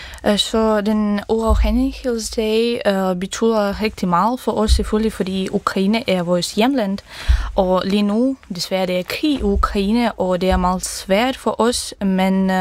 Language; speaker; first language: Danish; non-native, learner; Ukrainian